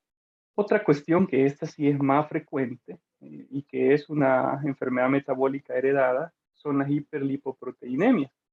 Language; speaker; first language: Spanish; native; Spanish